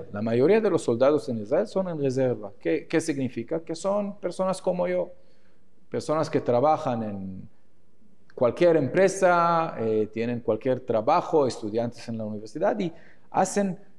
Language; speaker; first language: Spanish; non-native, fluent; Hebrew